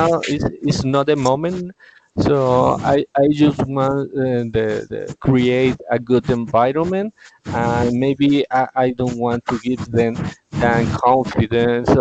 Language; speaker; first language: English; non-native, learner; Spanish